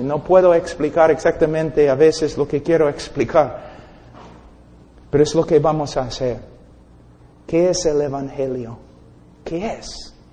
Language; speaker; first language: Spanish; non-native, fluent; English